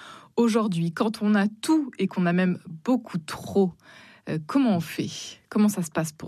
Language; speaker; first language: French; native; French